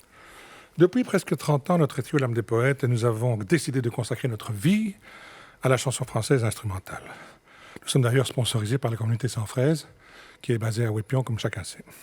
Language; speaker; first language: French; native; French